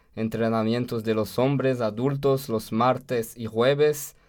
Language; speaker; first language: Spanish; non-native, fluent; French